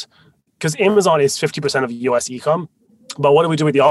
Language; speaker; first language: English; non-native, fluent; Spanish